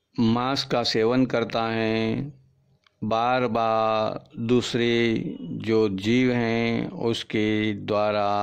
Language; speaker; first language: Hindi; native; Hindi